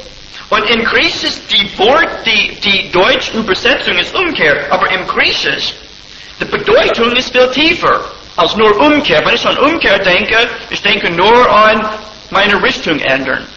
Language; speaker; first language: German; non-native, fluent; English